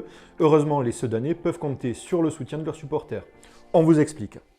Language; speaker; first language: French; native; French